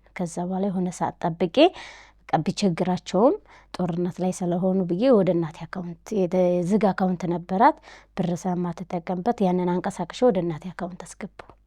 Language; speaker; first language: Amharic; native; Amharic